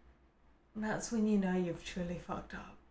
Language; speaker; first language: English; native; English